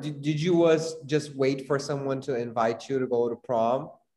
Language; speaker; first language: English; non-native, fluent; Portuguese